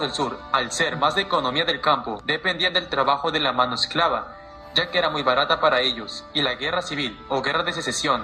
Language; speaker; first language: Spanish; native; Spanish